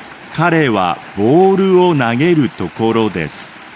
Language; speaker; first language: Japanese; non-native, learner; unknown